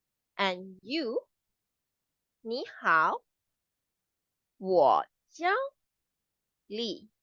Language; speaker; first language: Chinese; non-native, fluent; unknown